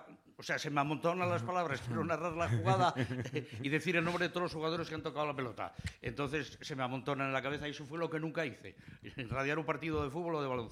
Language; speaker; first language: Spanish; native; Spanish